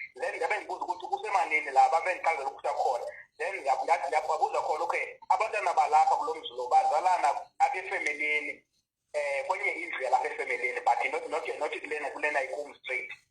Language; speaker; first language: Zulu; non-native, local second language; Xhosa